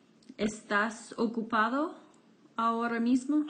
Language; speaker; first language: Spanish; non-native, fluent; English